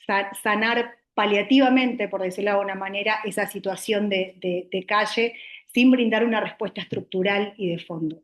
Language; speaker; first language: Spanish; native; Spanish